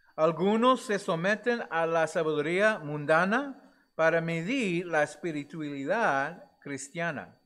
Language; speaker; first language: Spanish; non-native, fluent; English